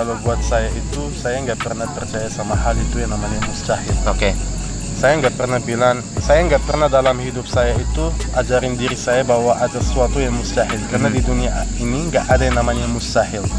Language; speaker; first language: Indonesian; non-native, fluent; Arabic